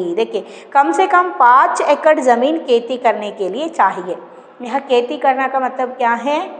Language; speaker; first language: Hindi; non-native, local second language; Kannada